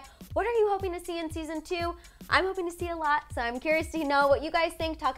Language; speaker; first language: English; native; English